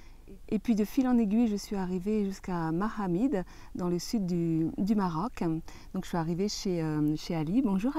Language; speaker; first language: French; native; French